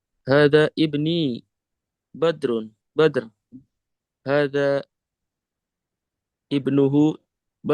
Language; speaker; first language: Arabic; non-native, learner; Indonesian